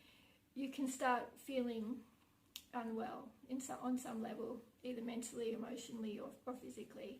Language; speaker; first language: English; native; English